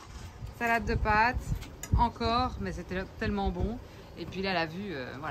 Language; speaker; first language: French; native; French